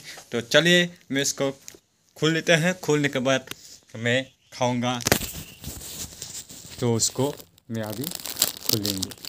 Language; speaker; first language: Hindi; non-native, local second language; Kok Borok